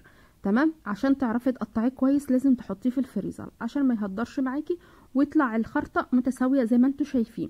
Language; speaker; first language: Arabic; native; Arabic